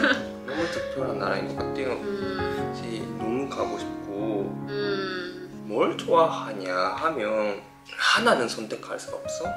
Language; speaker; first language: Korean; non-native, fluent; Japanese